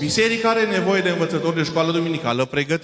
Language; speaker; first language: Romanian; non-native, fluent; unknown